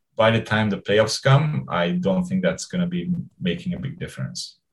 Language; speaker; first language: English; non-native, fluent; Hungarian